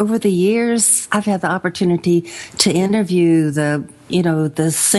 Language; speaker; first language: English; native; English